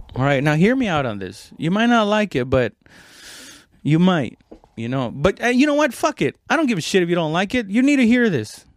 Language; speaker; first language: English; non-native, fluent; Spanish